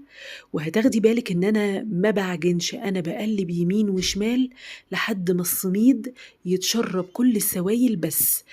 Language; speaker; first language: Arabic; native; Arabic